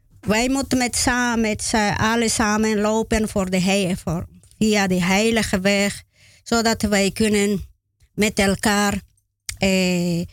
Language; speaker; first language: Dutch; non-native, learner; Spanish